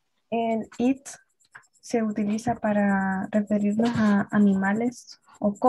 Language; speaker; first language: Spanish; native; Spanish